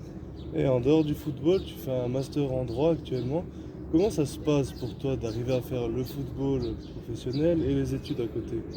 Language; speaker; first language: French; native; French